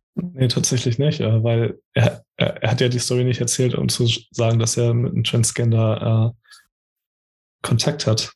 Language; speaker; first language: German; early bilingual, other home language; Portuguese